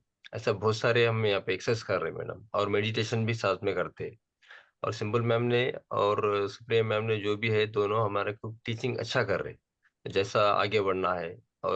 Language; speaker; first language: Hindi; native; Hindi